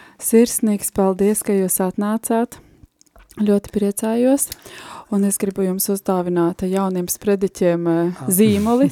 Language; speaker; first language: Latvian; native; Latvian